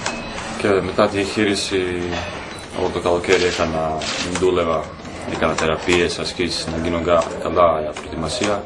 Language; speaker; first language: Greek; non-native, fluent; Croatian